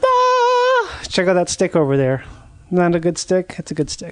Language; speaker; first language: English; native; English